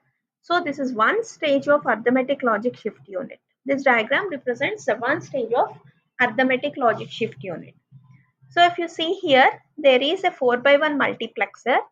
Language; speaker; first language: English; non-native, local second language; Telugu